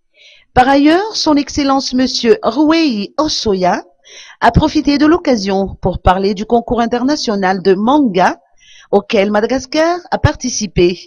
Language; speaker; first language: French; non-native, local second language; Malagasy